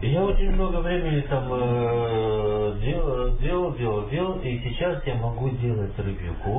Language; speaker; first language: Russian; non-native, fluent; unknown